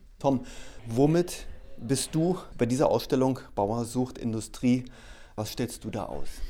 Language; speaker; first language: German; native; German